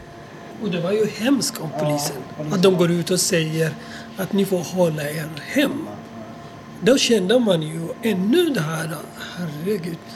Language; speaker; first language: Swedish; non-native, fluent; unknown